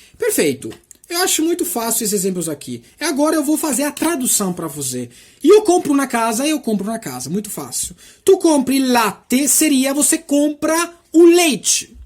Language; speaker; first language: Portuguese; non-native, fluent; Italian